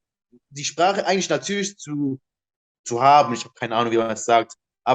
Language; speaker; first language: German; non-native, local second language; Luxembourgish